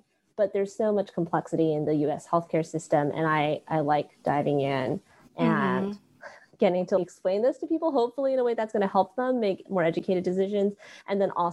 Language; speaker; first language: English; non-native, local second language; Cantonese